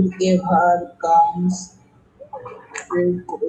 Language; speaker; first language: English; non-native, learner; Bangla